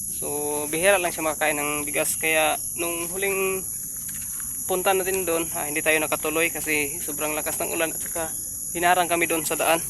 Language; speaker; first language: Filipino; non-native, local second language; Cebuano